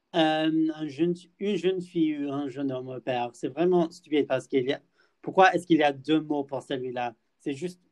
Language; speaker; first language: French; non-native, learner; English